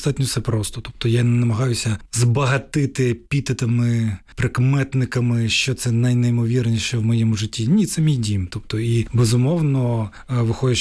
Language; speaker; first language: Ukrainian; native; Ukrainian